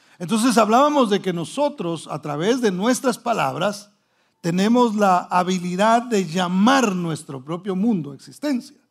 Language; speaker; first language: Spanish; early bilingual, heritage; Spanish